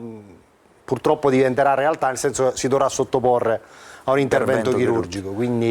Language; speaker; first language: Italian; native; Italian